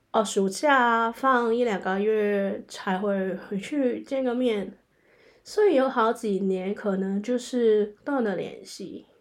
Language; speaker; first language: Chinese; non-native, local second language; Cantonese